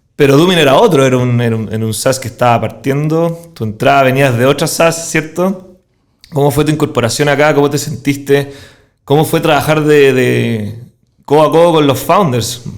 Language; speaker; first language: Spanish; native; Spanish